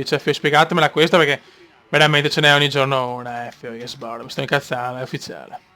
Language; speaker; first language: Italian; native; Italian